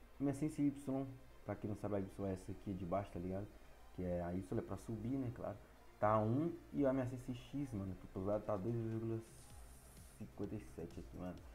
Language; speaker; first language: Portuguese; native; Portuguese